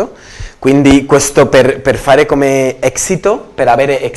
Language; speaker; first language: Italian; non-native, learner; Spanish